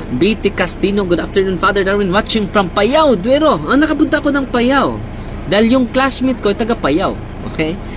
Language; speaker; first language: Filipino; non-native, local second language; Cebuano